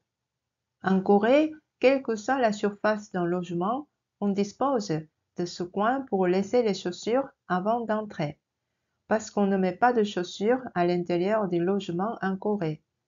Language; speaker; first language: French; non-native, fluent; Korean